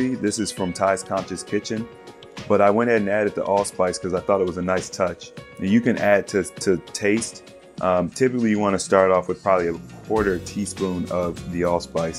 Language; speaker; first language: English; native; English